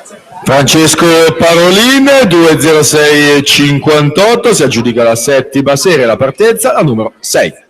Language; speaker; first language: Italian; native; Italian